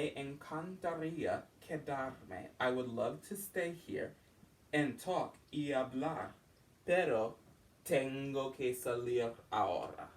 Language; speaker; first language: Spanish; non-native, learner; English